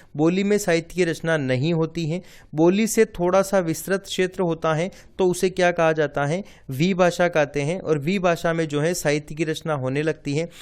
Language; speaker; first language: Hindi; native; Hindi